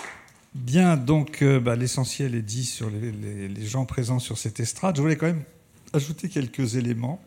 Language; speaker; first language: French; native; French